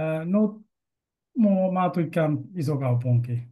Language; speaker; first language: Finnish; non-native, learner; Bangla